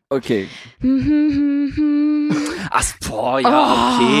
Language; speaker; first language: German; native; German